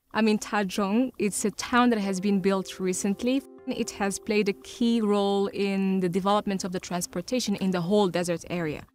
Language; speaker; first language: English; non-native, fluent; Arabic